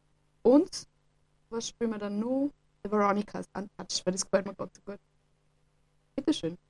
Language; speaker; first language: German; native; German